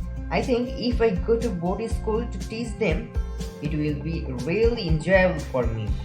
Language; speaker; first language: English; non-native, local second language; Bangla